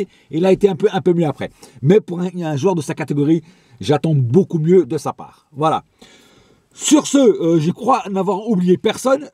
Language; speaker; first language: French; native; French